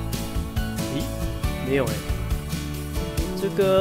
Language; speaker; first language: Chinese; native; Chinese